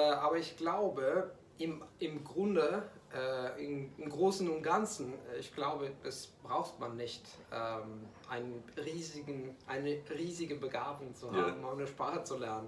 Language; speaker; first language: German; non-native, fluent; Italian